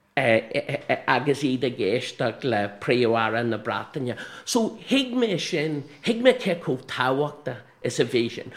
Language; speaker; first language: Irish; non-native, local second language; English